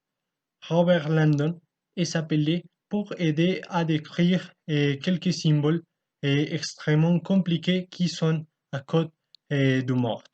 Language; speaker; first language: French; non-native, learner; Spanish